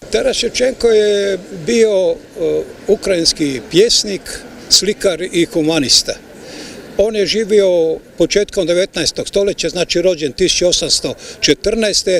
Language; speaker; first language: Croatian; early bilingual, other home language; Ukrainian